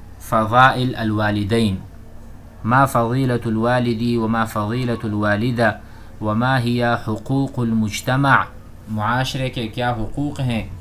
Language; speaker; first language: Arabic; non-native, fluent; Urdu